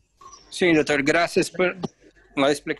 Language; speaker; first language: Spanish; non-native, learner; Portuguese